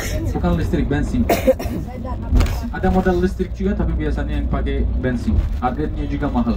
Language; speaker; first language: Indonesian; non-native, fluent; Turkish